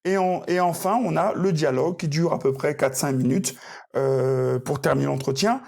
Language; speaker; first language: French; native; French